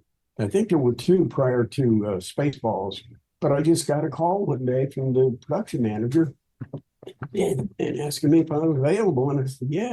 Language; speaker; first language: English; native; English